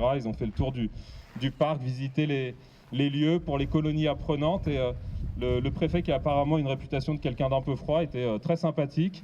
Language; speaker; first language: French; native; French